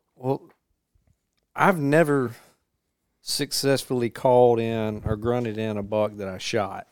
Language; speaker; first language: English; native; English